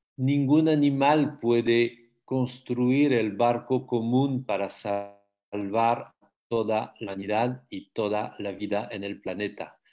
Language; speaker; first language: Spanish; non-native, fluent; French